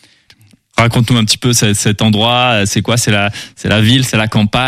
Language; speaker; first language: French; native; French